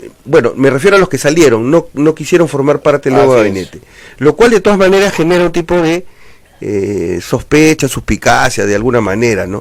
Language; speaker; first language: Spanish; native; Spanish